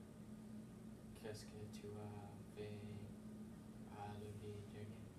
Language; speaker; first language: French; non-native, learner; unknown